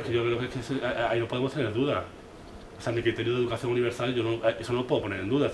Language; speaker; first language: Spanish; native; Spanish